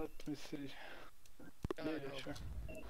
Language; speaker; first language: English; non-native, learner; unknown